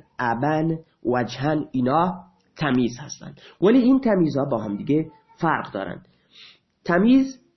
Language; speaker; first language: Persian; non-native, local second language; Baluchi